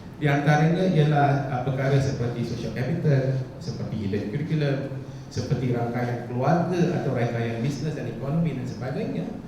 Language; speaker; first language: Malay; non-native, local second language; English